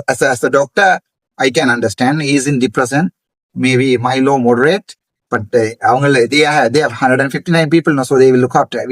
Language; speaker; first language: English; non-native, local second language; Tamil